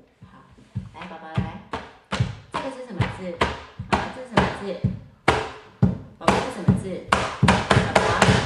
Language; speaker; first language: Chinese; native; Chinese